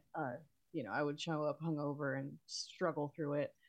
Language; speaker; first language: English; native; English